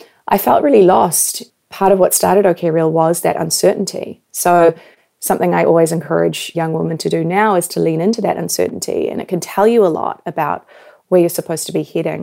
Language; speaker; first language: English; native; English